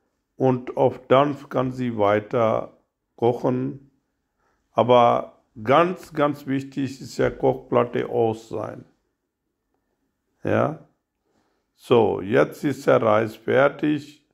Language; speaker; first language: German; non-native, learner; Urdu